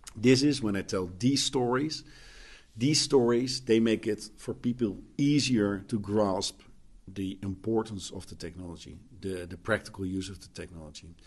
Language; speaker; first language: English; non-native, fluent; Dutch